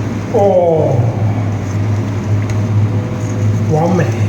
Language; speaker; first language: Chinese; non-native, fluent; Italian